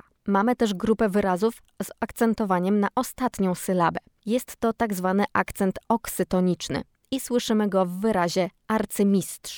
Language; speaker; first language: Polish; native; Polish